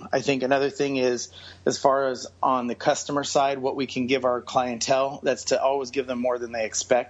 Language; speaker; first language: English; native; English